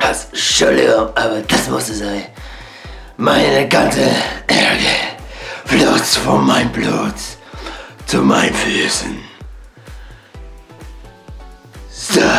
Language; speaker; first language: German; non-native, learner; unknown